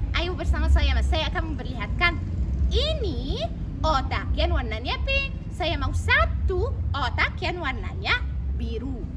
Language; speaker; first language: Indonesian; non-native, fluent; Arabic